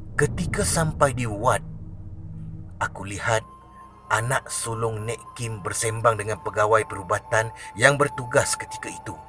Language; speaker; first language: Malay; native; Malay